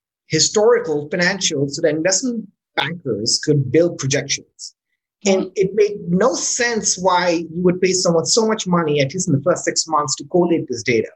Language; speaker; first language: English; non-native, local second language; Urdu